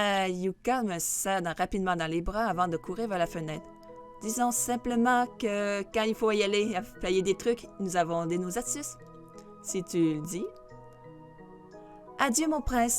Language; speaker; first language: French; native; French